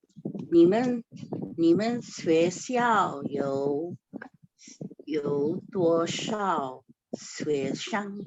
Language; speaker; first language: Chinese; non-native, learner; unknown